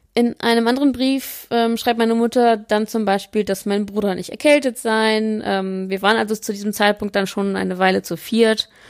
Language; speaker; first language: German; early bilingual, other home language; Polish